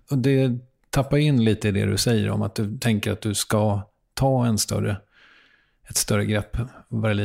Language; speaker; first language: Swedish; native; Swedish